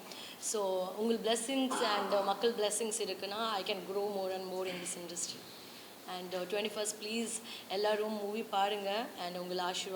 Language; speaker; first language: Tamil; non-native, learner; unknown